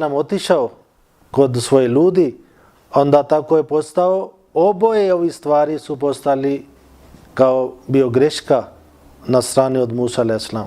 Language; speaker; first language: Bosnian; non-native, fluent; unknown